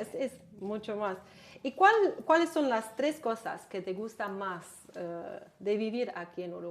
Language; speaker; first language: Spanish; non-native, learner; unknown